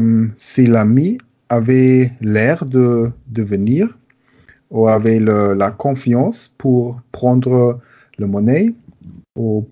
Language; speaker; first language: French; non-native, learner; German